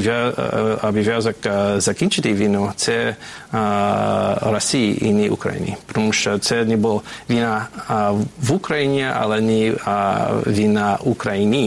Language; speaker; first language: Ukrainian; non-native, fluent; English